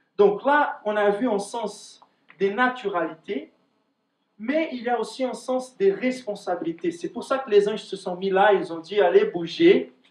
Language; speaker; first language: French; non-native, fluent; Portuguese